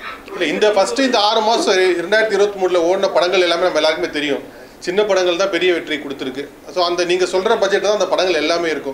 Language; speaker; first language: Tamil; native; Tamil